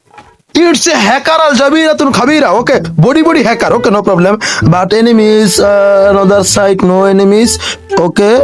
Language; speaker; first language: English; non-native, learner; Bangla